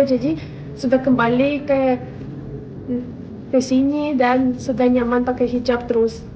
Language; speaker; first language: Indonesian; non-native, fluent; Russian